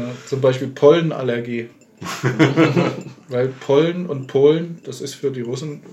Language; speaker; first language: German; native; German